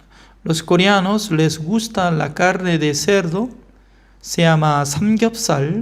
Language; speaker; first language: Spanish; non-native, fluent; Korean